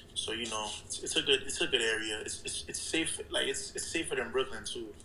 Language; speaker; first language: English; early bilingual, other home language; Haitian Creole